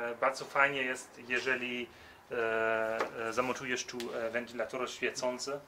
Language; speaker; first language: Polish; early bilingual, heritage; Polish